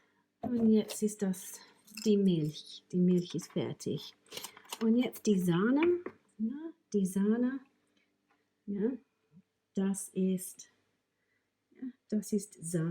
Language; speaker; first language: German; non-native, fluent; English